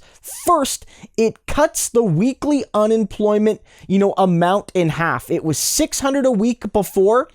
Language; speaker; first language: English; native; English